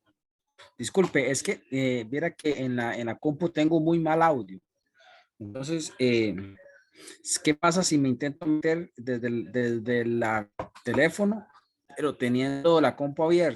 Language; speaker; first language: Spanish; native; Spanish